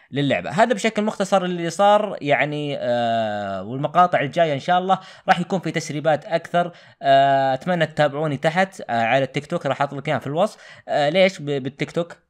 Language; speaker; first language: Arabic; native; Arabic